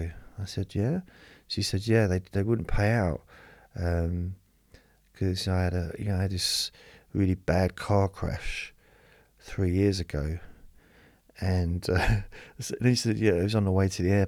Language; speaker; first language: English; native; English